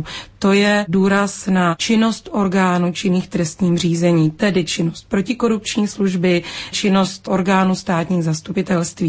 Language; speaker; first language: Czech; native; Czech